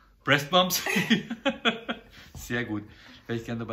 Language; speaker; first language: German; native; German